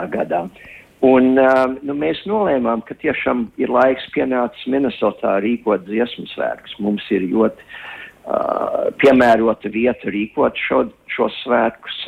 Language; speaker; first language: Latvian; early bilingual, heritage; Latvian